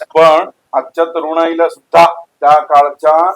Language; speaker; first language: Marathi; native; Marathi